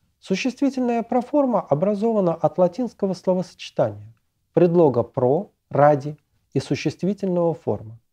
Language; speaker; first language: Russian; native; Russian